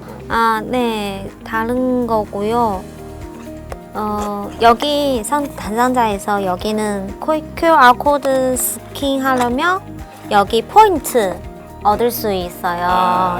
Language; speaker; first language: Korean; non-native, fluent; Chinese